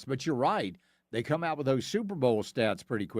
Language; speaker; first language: English; native; English